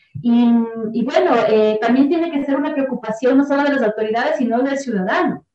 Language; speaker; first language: Spanish; native; Spanish